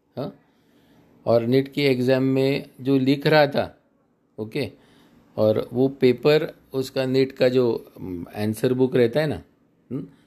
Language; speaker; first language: Hindi; non-native, local second language; Marathi